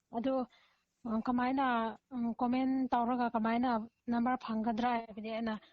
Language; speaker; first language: Manipuri; non-native, local second language; Rongmei Naga